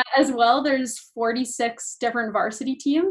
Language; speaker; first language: English; native; English